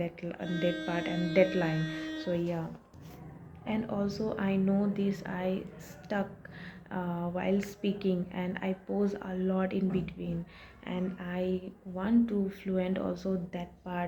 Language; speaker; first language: English; non-native, learner; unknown